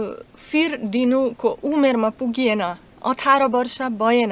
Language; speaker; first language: Nepali; non-native, fluent; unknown